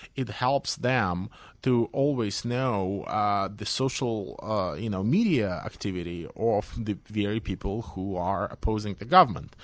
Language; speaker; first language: English; non-native, fluent; Belarusian